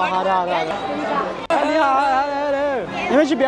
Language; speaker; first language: Chinese; non-native, learner; Amharic